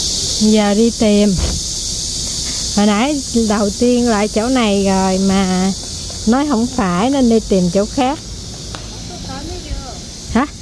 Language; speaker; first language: Vietnamese; early bilingual, heritage; Vietnamese